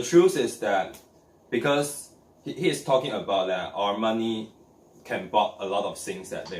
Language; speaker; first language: English; non-native, learner; Chinese